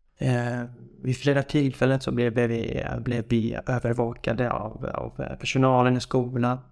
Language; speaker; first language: Swedish; non-native, fluent; Kurdish